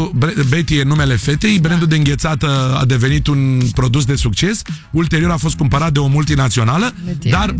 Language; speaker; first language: Romanian; native; Romanian